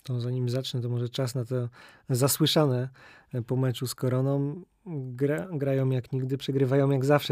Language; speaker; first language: Polish; native; Polish